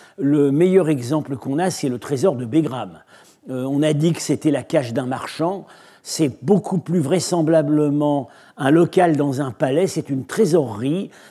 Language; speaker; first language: French; native; French